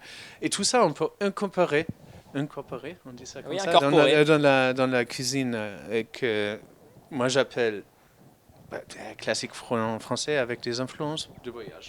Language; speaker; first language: French; non-native, fluent; German